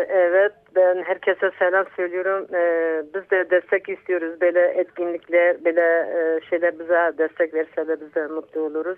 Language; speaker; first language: Turkish; non-native, local second language; Kurdish